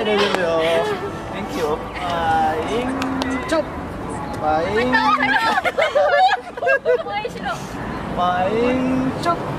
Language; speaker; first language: Japanese; non-native, learner; Indonesian